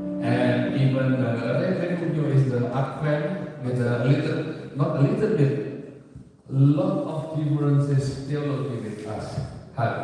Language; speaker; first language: English; non-native, learner; Indonesian